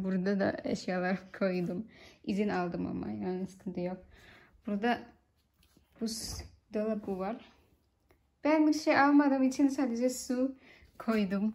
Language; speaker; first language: Turkish; non-native, learner; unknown